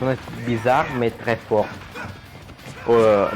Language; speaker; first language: French; non-native, learner; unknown